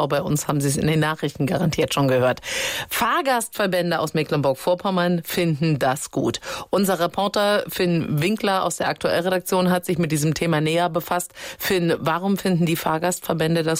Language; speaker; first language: German; native; German